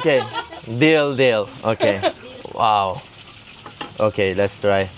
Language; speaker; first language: English; non-native, learner; Turkish